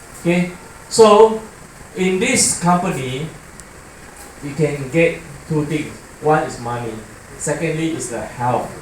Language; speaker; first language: English; non-native, learner; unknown